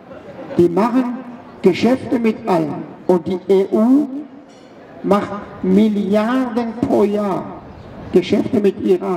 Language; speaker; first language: German; non-native, fluent; Persian